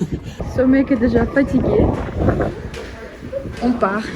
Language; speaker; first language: French; non-native, fluent; Russian